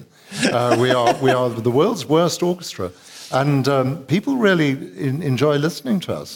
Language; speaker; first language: English; native; English